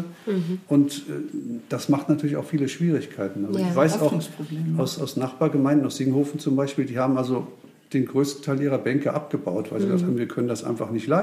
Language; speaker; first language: German; native; German